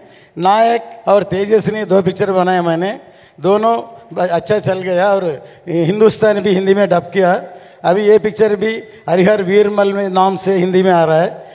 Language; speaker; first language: Hindi; non-native, local second language; Telugu